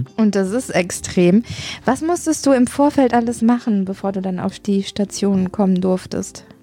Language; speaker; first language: German; native; German